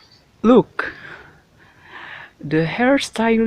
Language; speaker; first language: English; non-native, learner; Indonesian